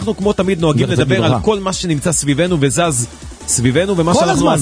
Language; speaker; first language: Hebrew; native; Hebrew